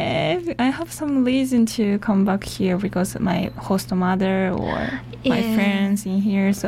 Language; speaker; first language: English; non-native, learner; Japanese